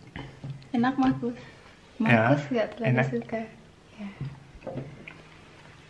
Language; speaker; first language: Indonesian; non-native, learner; German